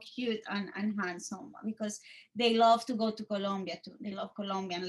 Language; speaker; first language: English; non-native, fluent; Spanish